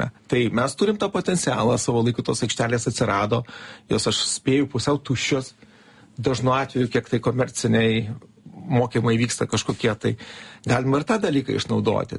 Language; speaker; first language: Lithuanian; native; Lithuanian